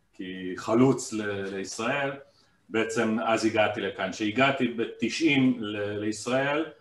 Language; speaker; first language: Hebrew; non-native, fluent; Hungarian